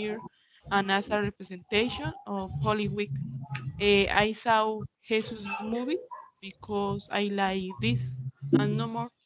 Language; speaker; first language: English; non-native, learner; Spanish